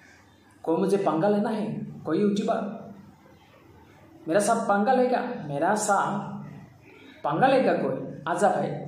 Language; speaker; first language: Hindi; non-native, local second language; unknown